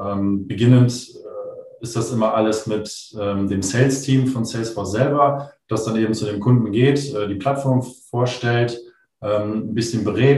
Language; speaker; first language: German; native; German